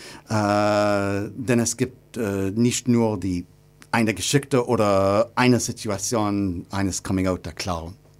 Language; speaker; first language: German; non-native, learner; English